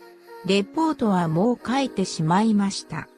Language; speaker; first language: Japanese; non-native, learner; English